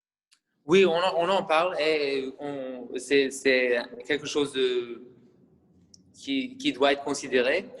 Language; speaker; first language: French; non-native, fluent; English